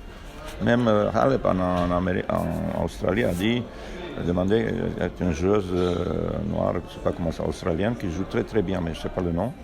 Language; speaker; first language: French; non-native, fluent; Romanian